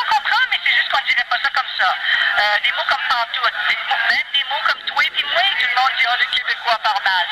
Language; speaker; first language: French; native; French